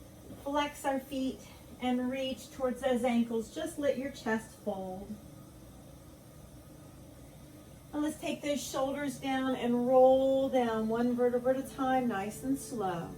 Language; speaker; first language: English; native; English